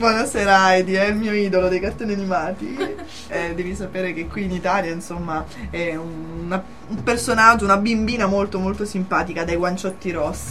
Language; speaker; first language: Italian; native; Italian